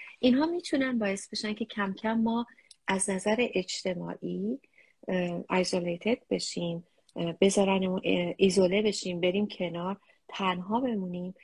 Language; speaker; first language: Persian; native; Persian